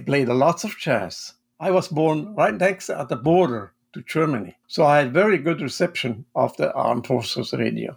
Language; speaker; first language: English; non-native, fluent; Swiss German